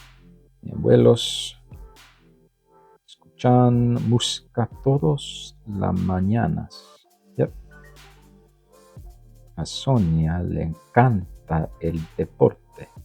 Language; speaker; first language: Spanish; non-native, learner; English